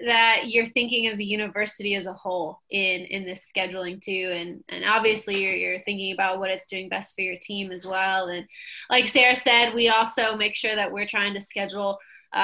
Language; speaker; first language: English; native; English